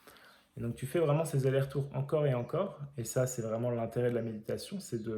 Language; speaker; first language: French; native; French